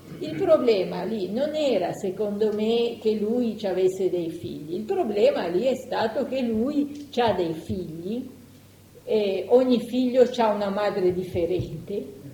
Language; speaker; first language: Italian; native; Italian